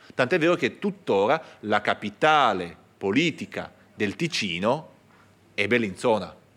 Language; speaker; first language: Italian; native; Italian